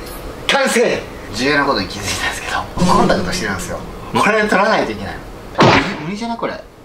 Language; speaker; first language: Japanese; native; Japanese